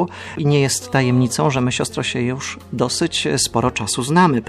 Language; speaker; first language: Polish; native; Polish